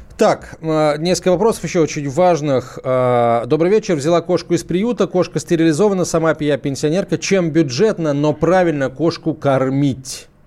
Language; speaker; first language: Russian; native; Russian